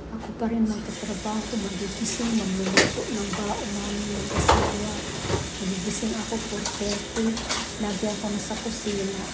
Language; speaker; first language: Filipino; non-native, local second language; Waray